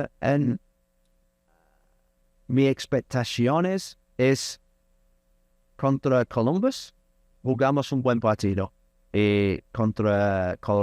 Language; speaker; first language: Spanish; non-native, learner; English